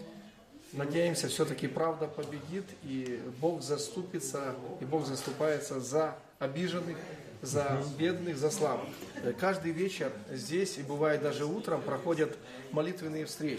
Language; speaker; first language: Russian; non-native, local second language; Ukrainian